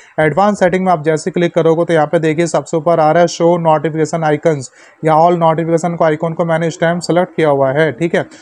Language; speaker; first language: Hindi; native; Hindi